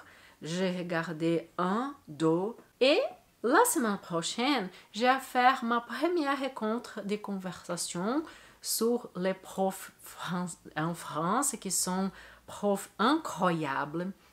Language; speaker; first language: French; non-native, learner; Portuguese